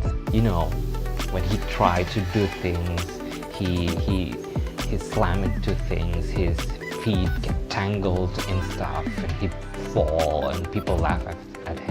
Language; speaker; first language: English; non-native, fluent; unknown